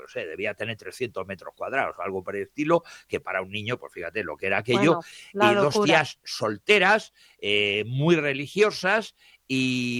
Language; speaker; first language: Spanish; native; Spanish